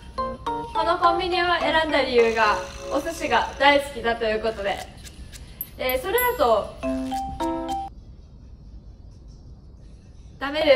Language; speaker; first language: Japanese; native; Japanese